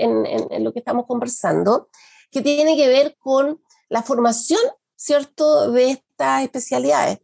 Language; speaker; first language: Spanish; native; Spanish